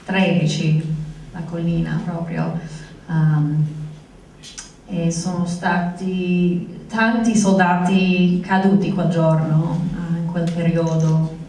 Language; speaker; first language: Italian; non-native, fluent; English